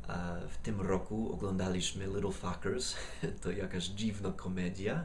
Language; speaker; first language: Polish; non-native, fluent; English